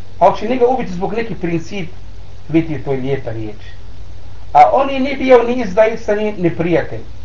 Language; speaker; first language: Bosnian; non-native, learner; Arabic